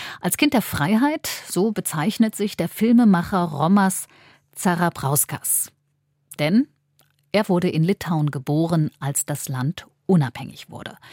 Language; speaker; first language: German; native; German